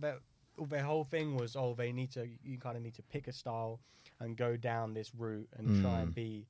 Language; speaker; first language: English; native; English